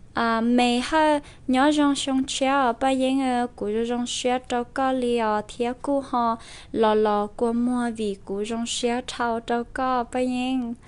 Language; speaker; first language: Lao; non-native, local second language; Hmong